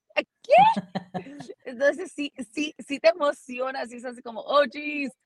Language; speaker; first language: Spanish; early bilingual, heritage; Spanish